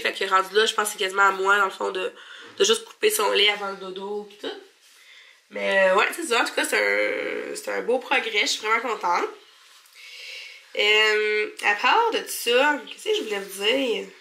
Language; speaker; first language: French; native; French